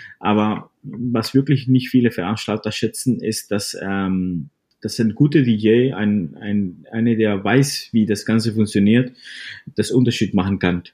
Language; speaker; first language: German; non-native, fluent; Spanish